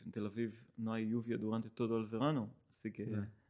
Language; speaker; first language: Spanish; non-native, learner; Hebrew